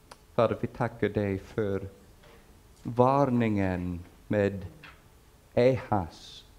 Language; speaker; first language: Swedish; non-native, fluent; English